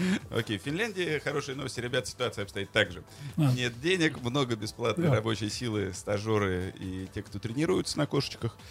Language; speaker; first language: Russian; native; Russian